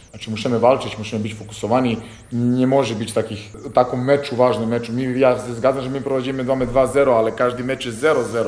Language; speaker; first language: Polish; non-native, fluent; Serbian